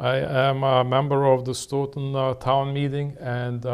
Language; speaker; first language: English; non-native, fluent; Turkish